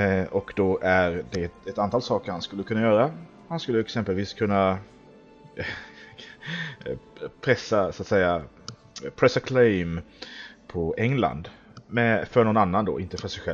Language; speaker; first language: Swedish; native; Swedish